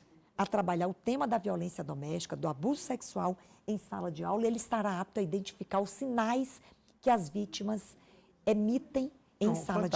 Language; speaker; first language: Portuguese; native; Portuguese